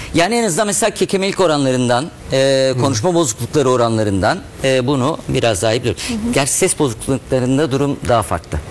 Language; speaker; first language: Turkish; native; Turkish